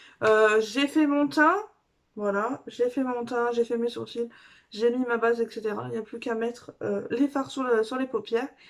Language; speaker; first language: French; native; French